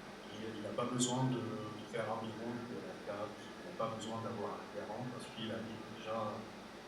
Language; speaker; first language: French; non-native, fluent; Arabic